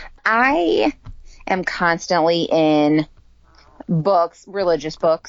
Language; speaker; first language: English; native; English